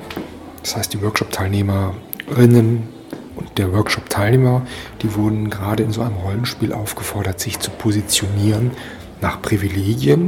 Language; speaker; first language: German; native; German